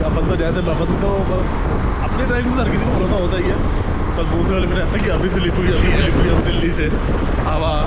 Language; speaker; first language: Hindi; native; Hindi